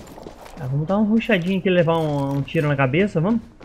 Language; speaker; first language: Portuguese; native; Portuguese